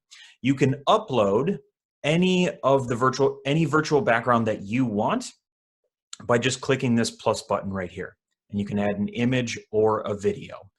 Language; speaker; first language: English; native; English